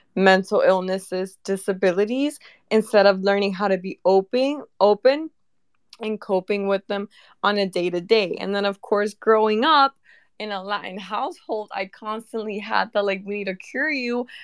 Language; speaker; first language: English; early bilingual, other home language; Spanish